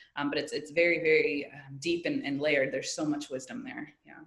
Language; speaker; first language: English; native; English